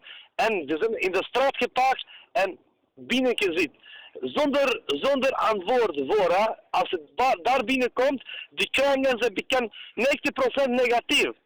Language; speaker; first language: Dutch; non-native, learner; Turkish